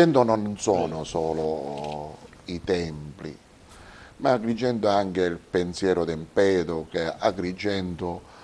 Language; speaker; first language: Italian; native; Italian